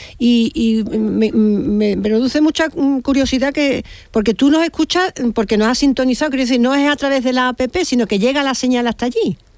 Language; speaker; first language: Spanish; native; Spanish